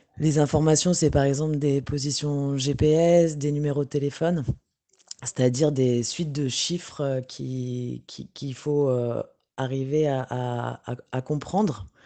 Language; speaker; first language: French; native; French